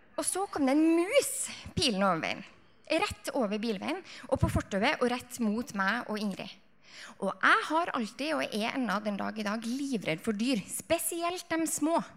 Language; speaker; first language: Norwegian; native; Norwegian